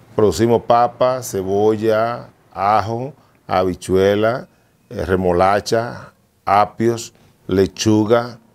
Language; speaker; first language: Spanish; native; Spanish